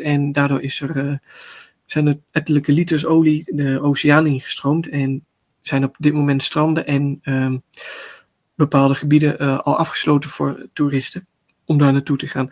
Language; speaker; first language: Dutch; native; Dutch